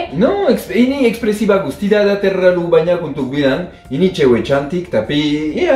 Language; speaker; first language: Indonesian; non-native, fluent; French